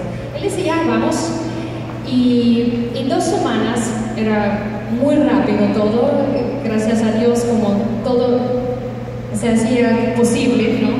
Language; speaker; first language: Spanish; non-native, fluent; Russian